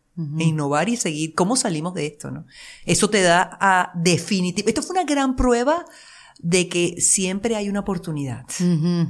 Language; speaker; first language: Spanish; native; Spanish